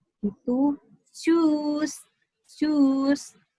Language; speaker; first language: German; non-native, fluent; Indonesian